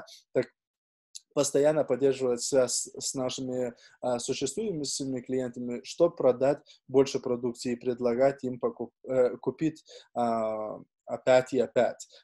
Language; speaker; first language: Russian; non-native, fluent; Lithuanian